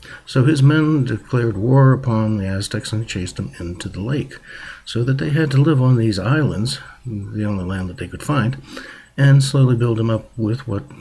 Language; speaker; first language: English; native; English